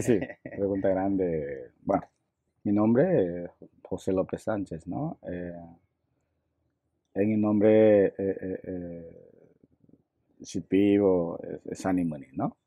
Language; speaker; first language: Spanish; non-native, local second language; Shipibo-Conibo